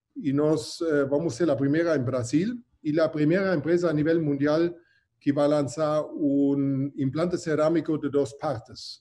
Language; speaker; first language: Portuguese; non-native, fluent; German